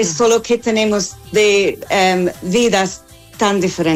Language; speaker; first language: Spanish; non-native, fluent; English